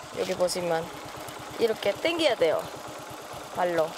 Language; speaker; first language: Korean; non-native, learner; Indonesian